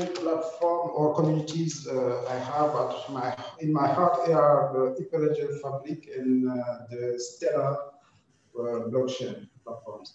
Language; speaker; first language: English; non-native, fluent; Wolof